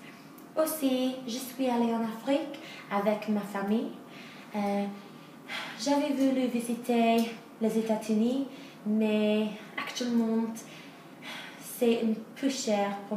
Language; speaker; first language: French; non-native, learner; English